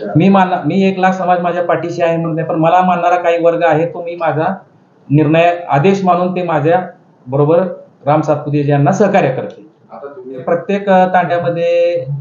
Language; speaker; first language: Marathi; non-native, local second language; Lambadi